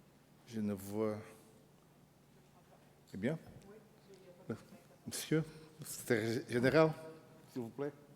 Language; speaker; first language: French; non-native, fluent; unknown